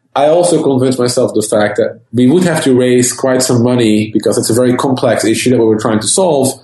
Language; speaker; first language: English; non-native, fluent; Dutch